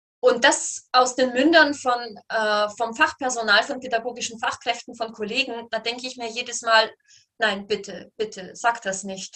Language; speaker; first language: German; native; German